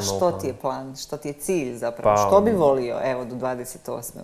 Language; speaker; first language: Serbian; native; Serbian